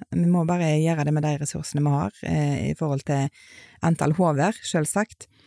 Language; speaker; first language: Norwegian; native; Norwegian